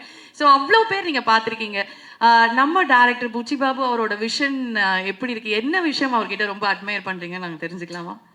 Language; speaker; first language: Tamil; native; Tamil